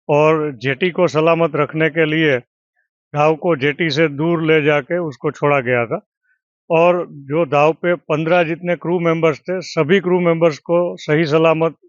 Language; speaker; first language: Hindi; non-native, local second language; Gujarati